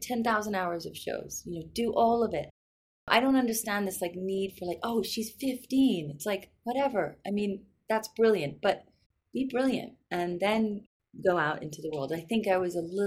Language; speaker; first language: English; native; English